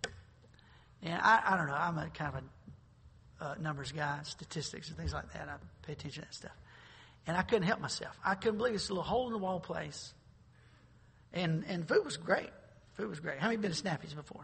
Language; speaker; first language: English; native; English